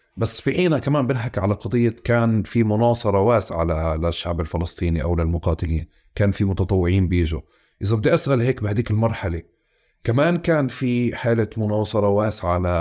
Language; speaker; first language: Arabic; native; Arabic